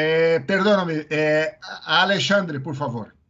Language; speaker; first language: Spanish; non-native, learner; Portuguese